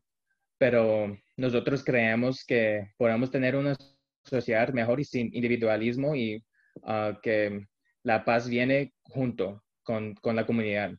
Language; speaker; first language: Spanish; early bilingual, heritage; Spanish